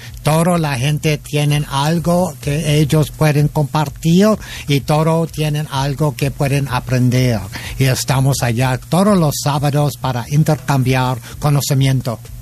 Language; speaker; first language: Spanish; non-native, fluent; English